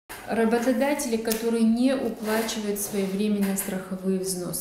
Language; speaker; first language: Russian; native; Russian